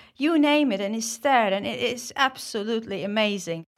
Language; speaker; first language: English; non-native, fluent; Turkish